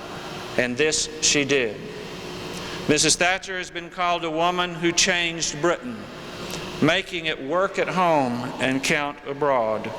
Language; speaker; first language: English; native; English